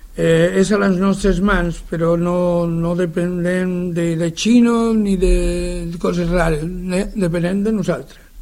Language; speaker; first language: Catalan; non-native, local second language; Spanish